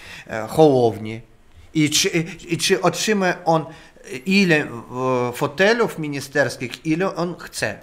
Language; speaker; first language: Polish; non-native, fluent; Russian